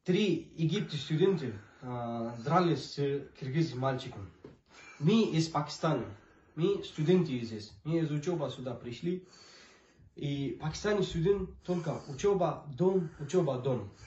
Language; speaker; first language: Russian; non-native, learner; Urdu